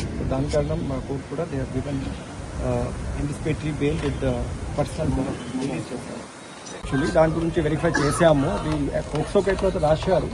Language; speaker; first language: Telugu; non-native, learner; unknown